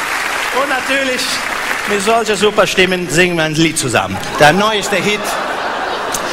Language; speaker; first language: German; non-native, fluent; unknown